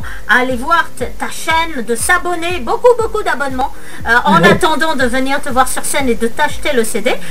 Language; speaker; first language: French; native; French